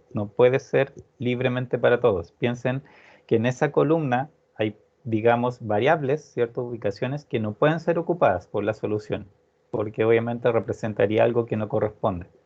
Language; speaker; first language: Spanish; native; Spanish